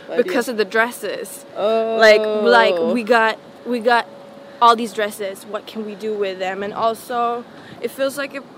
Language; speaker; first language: English; non-native, fluent; Swedish